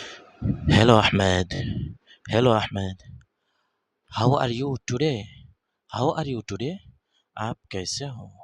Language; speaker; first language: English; non-native, local second language; Urdu